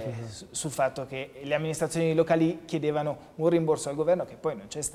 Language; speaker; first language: Italian; native; Italian